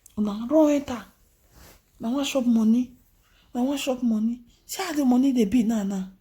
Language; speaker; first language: Nigerian Pidgin; non-native, local second language; Igbo